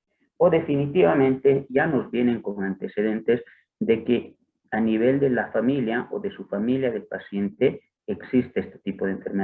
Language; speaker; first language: Spanish; native; Spanish